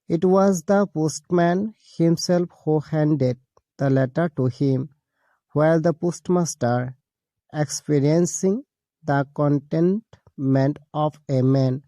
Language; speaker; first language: English; non-native, local second language; Assamese